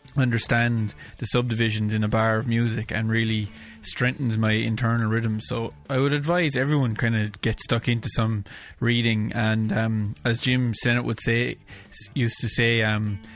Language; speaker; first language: English; native; English